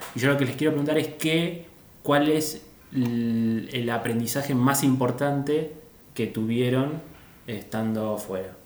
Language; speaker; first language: Spanish; native; Spanish